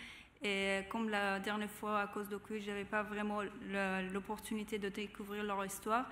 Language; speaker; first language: French; non-native, fluent; Persian